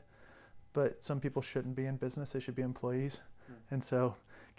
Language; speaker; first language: English; native; English